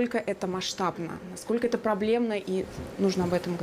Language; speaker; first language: Russian; native; Russian